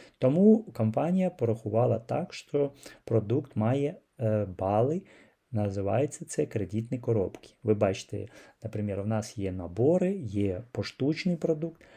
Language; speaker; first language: Ukrainian; non-native, local second language; Russian